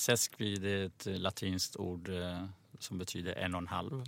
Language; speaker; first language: Swedish; early bilingual, other home language; Persian